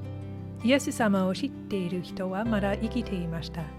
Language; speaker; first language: Japanese; non-native, learner; English